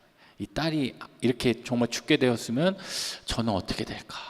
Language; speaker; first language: Korean; native; Korean